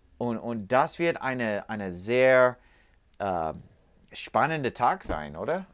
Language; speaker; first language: German; non-native, learner; English